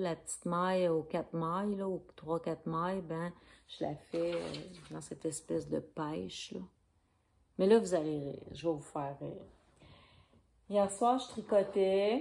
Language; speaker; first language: French; native; French